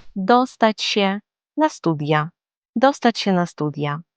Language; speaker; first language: Polish; non-native, fluent; Ukrainian